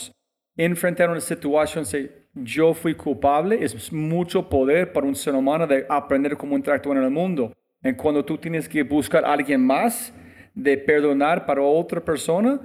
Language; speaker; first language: Spanish; non-native, fluent; English